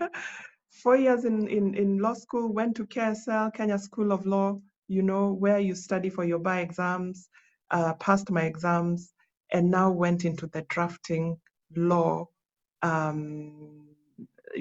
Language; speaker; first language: English; non-native, local second language; Luo (Kenya and Tanzania)